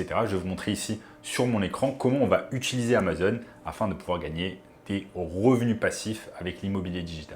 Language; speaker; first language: French; native; French